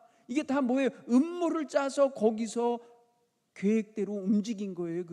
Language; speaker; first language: Korean; native; Korean